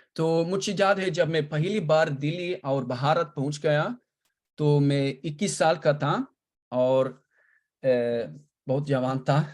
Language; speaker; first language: Hindi; non-native, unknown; Swedish